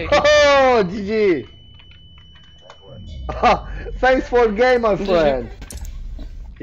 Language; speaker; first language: English; non-native, learner; Polish